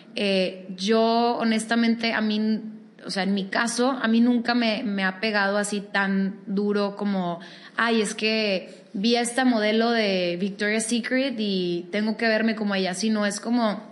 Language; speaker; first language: Spanish; native; Spanish